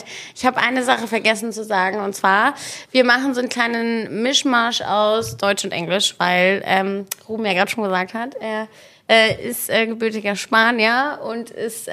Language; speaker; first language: German; native; German